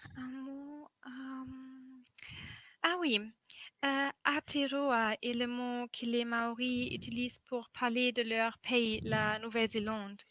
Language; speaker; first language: French; non-native, fluent; German